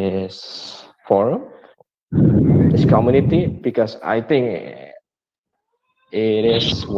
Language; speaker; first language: English; non-native, learner; Indonesian